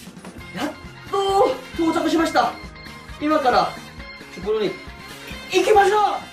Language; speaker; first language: Japanese; non-native, learner; Korean